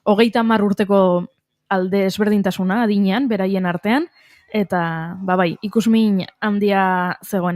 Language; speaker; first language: Basque; native; Basque